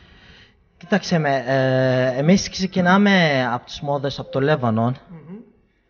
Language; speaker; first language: Greek; non-native, fluent; Arabic